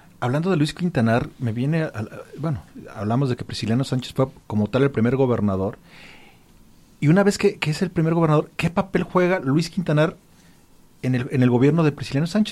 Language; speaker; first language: Spanish; native; Spanish